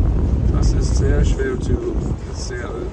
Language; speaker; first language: German; non-native, learner; English